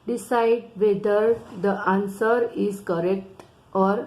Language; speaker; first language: English; non-native, local second language; Gujarati